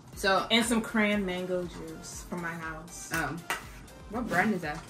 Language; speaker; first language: English; native; English